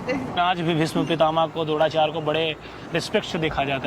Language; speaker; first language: Hindi; native; Hindi